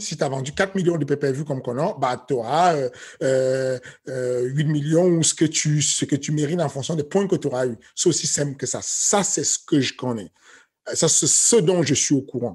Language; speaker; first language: French; native; French